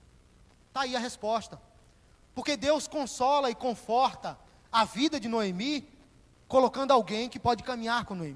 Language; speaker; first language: Portuguese; native; Portuguese